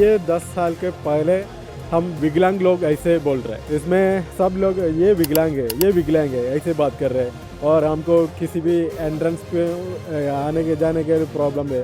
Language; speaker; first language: Hindi; non-native, local second language; Malayalam